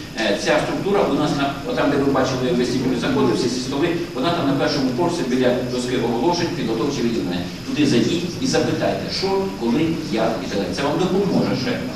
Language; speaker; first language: Ukrainian; native; Ukrainian